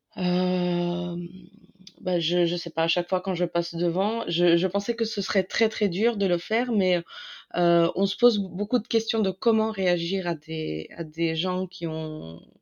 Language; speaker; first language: French; non-native, fluent; Ukrainian